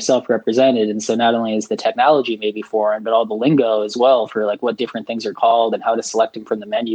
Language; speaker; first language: English; native; English